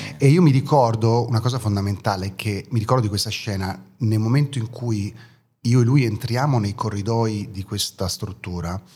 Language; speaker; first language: Italian; early bilingual, other home language; German